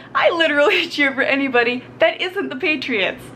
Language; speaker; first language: English; native; English